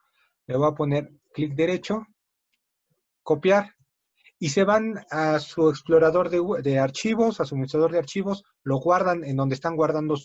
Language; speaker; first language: Spanish; native; Spanish